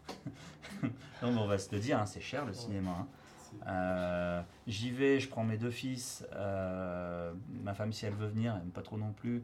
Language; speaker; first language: French; native; French